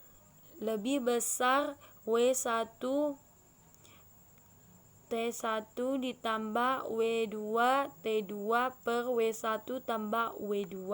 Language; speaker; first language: Indonesian; native; Indonesian